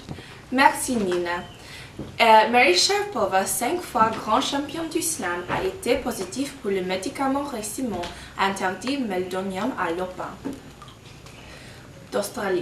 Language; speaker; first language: French; non-native, learner; English